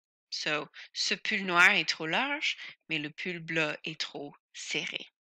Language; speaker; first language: French; non-native, fluent; English